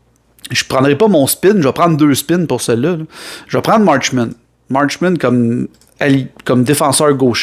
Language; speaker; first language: French; native; French